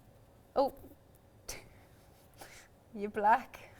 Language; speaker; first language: English; native; English